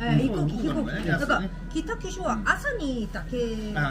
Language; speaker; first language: Japanese; non-native, learner; Korean